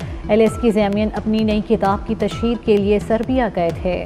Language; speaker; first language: Urdu; native; Urdu